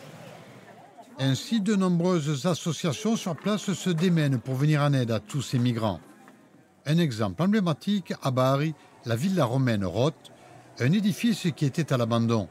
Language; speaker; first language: French; native; French